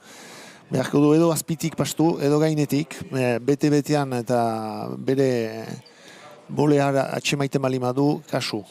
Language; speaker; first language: Basque; native; Basque